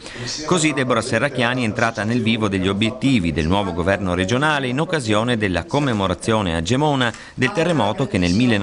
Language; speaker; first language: Italian; native; Italian